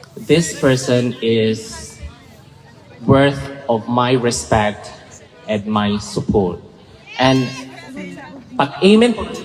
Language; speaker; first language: English; non-native, local second language; Cebuano